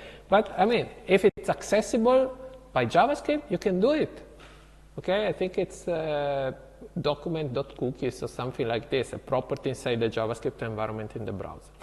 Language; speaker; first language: English; non-native, fluent; Italian